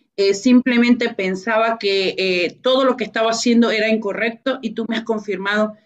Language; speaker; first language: Spanish; native; Spanish